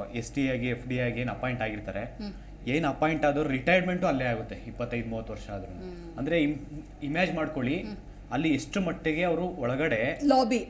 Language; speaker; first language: Kannada; native; Kannada